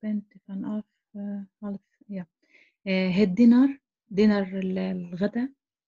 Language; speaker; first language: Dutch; non-native, learner; Arabic